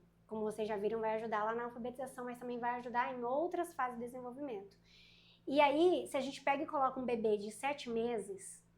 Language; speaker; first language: Portuguese; native; Portuguese